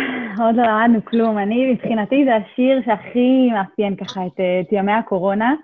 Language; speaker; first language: Hebrew; native; Hebrew